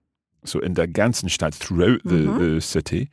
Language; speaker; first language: German; non-native, fluent; English